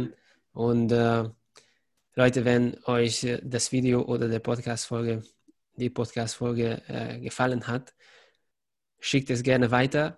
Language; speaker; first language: German; non-native, fluent; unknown